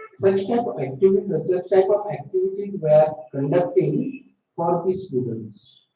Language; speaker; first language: English; non-native, local second language; Marathi